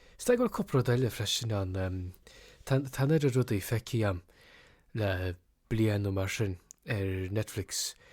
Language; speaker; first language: Irish; native; Irish